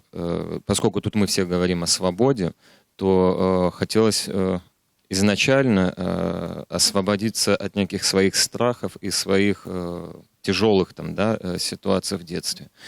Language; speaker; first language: Russian; native; Russian